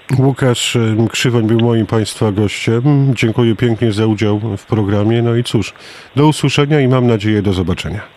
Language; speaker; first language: Polish; native; Polish